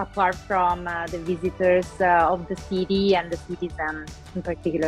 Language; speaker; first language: English; non-native, local second language; Italian